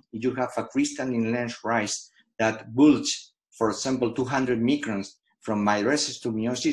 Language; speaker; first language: English; non-native, fluent; Spanish